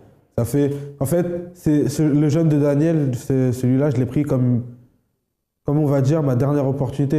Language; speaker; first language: French; native; French